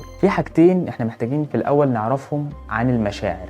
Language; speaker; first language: Arabic; native; Arabic